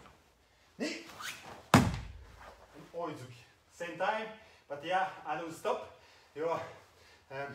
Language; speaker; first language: English; non-native, learner; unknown